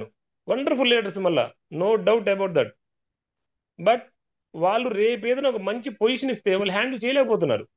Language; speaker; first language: Telugu; native; Telugu